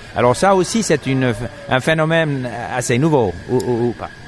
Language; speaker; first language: French; non-native, fluent; English